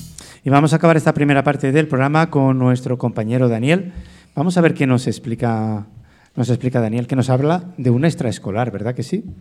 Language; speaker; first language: Spanish; native; Spanish